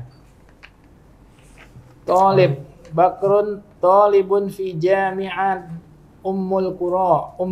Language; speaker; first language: Arabic; non-native, learner; Indonesian